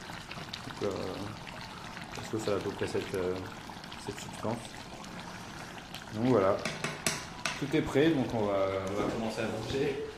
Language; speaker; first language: French; native; French